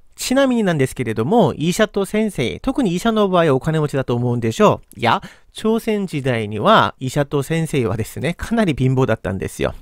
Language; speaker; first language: Japanese; non-native, fluent; Korean